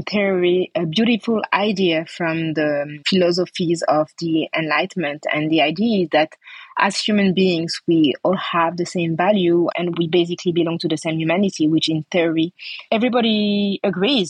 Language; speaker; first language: English; non-native, fluent; French